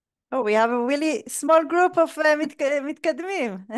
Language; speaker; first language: English; non-native, fluent; Hebrew